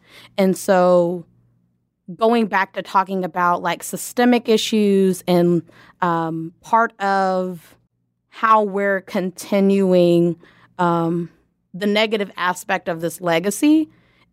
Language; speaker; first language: English; native; English